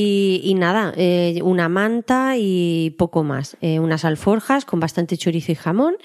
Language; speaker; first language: Spanish; native; Spanish